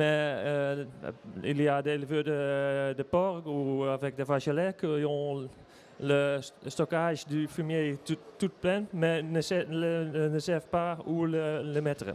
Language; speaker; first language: French; non-native, learner; Dutch